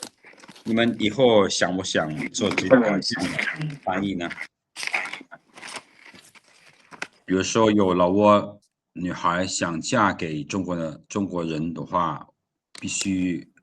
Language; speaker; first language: Chinese; non-native, fluent; Lao